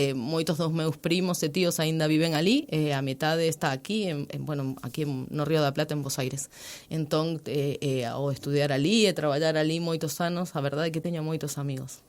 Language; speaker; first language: Galician; early bilingual, heritage; Galician